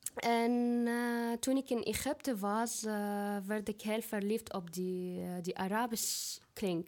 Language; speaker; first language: Dutch; non-native, fluent; Arabic